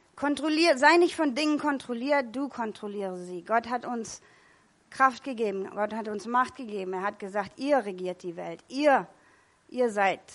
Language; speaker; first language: German; non-native, fluent; English